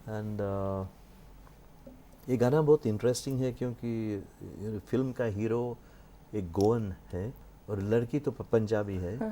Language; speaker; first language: Hindi; non-native, local second language; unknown